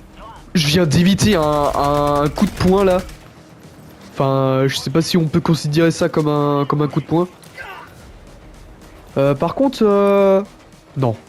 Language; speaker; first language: French; native; French